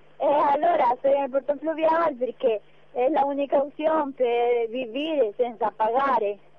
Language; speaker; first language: Italian; non-native, learner; Spanish